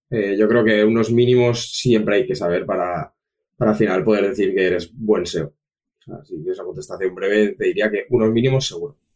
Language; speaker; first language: Spanish; native; Spanish